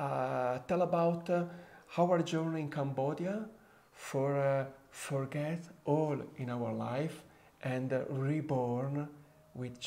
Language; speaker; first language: English; non-native, fluent; Italian